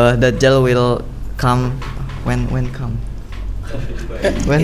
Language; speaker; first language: English; non-native, learner; Indonesian